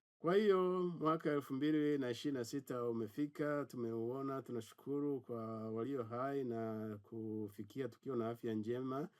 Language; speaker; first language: Swahili; non-native, local second language; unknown